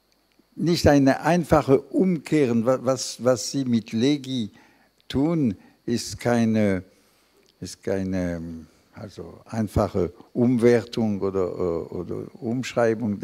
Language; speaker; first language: German; non-native, fluent; French